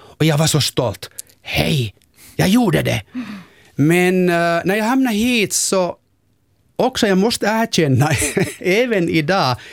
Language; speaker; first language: Swedish; non-native, local second language; Finnish